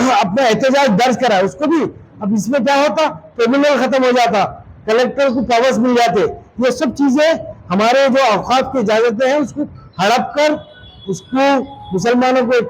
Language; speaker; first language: Urdu; native; Urdu